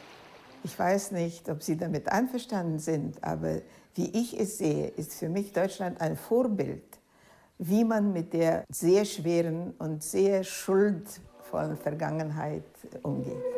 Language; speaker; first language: German; non-native, fluent; Lithuanian